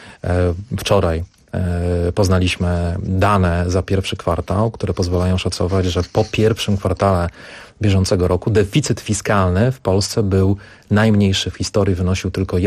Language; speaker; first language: Polish; native; Polish